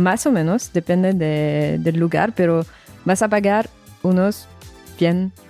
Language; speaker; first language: Spanish; non-native, fluent; French